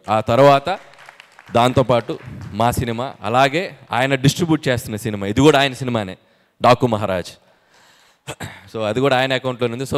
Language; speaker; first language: Telugu; native; Telugu